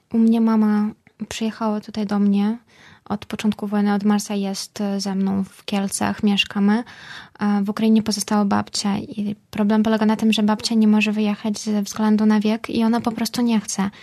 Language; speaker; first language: Polish; non-native, fluent; Russian